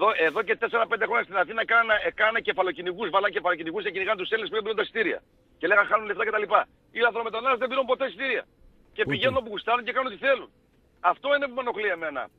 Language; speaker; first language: Greek; native; Greek